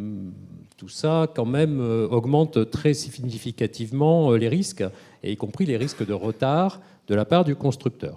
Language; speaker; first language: French; native; French